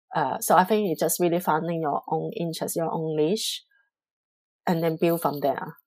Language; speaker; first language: English; non-native, local second language; Cantonese